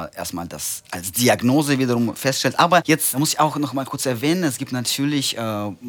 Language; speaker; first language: German; non-native, fluent; Russian